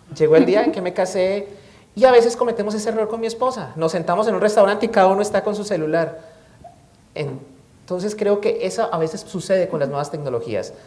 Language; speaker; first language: Spanish; native; Spanish